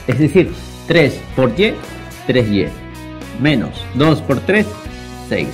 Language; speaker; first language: Spanish; native; Spanish